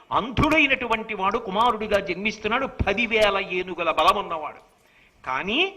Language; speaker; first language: Telugu; native; Telugu